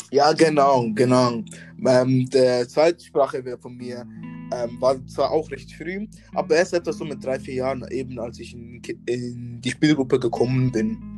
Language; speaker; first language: German; early bilingual, other home language; English